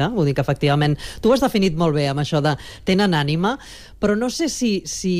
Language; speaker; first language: Catalan; native; Catalan